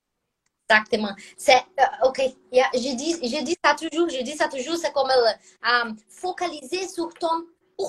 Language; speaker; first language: French; non-native, fluent; Portuguese